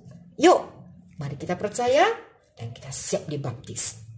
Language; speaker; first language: Indonesian; native; Indonesian